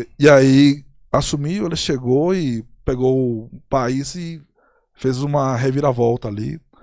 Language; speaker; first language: Portuguese; non-native, fluent; Spanish